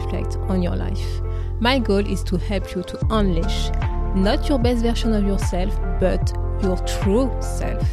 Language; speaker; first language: English; non-native, fluent; French